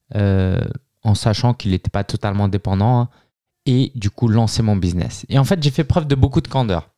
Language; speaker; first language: French; native; French